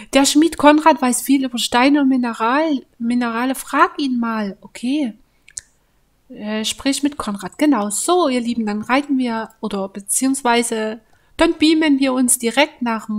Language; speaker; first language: German; native; German